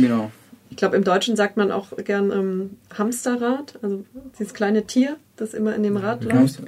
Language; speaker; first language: German; native; German